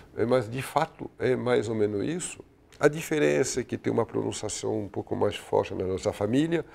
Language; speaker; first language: Portuguese; non-native, fluent; French